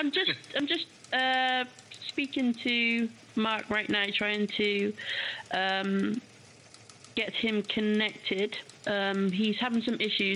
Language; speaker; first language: English; native; English